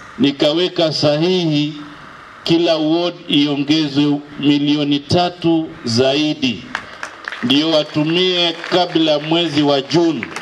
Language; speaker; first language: Swahili; non-native, local second language; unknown